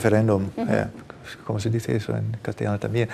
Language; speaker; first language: Spanish; non-native, fluent; German